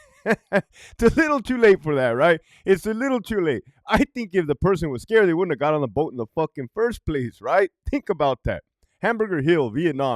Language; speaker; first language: English; native; English